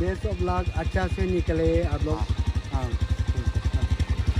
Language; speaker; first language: Hindi; non-native, local second language; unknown